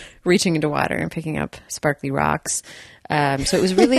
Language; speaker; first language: English; native; English